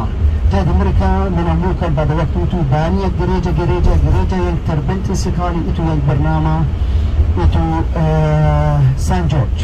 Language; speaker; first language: Indonesian; non-native, learner; Arabic